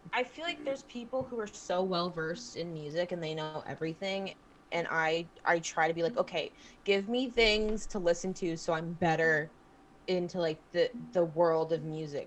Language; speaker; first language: English; native; English